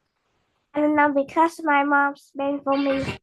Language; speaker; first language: English; non-native, learner; Vietnamese